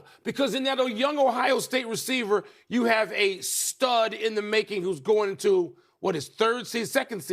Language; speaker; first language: English; native; English